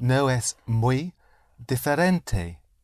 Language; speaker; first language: Spanish; non-native, learner; English